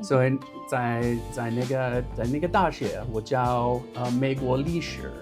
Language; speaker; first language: Chinese; non-native, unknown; English